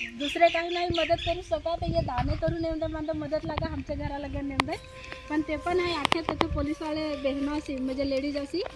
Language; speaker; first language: Marathi; non-native, local second language; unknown